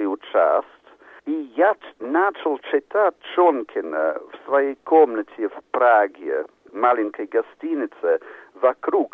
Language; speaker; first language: Russian; non-native, fluent; English